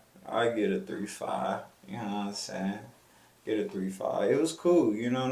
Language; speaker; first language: English; native; English